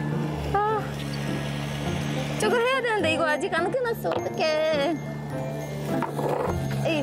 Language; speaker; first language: Korean; non-native, learner; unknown